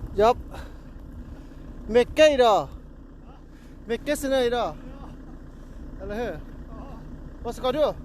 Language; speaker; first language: Swedish; non-native, learner; Thai